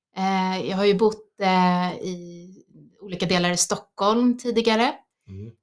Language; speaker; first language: Swedish; early bilingual, other home language; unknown